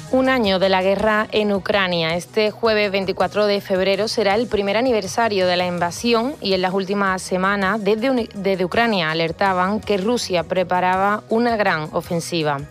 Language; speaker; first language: Spanish; native; Spanish